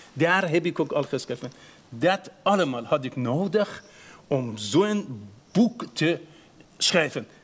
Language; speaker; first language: Dutch; non-native, fluent; Persian